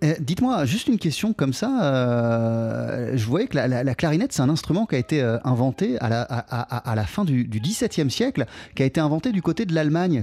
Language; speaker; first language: French; native; French